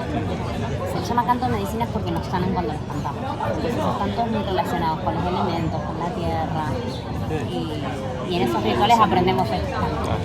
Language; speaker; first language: Spanish; native; Spanish